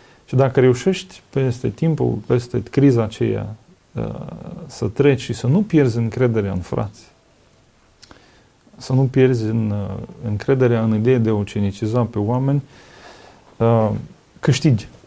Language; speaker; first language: Romanian; non-native, fluent; Russian